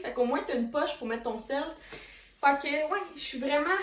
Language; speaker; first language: French; native; French